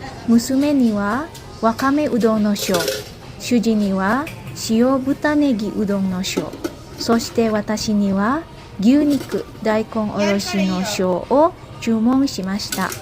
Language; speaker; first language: Japanese; non-native, fluent; Indonesian